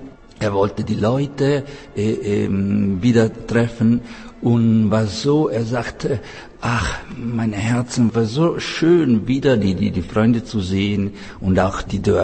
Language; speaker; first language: German; non-native, learner; Italian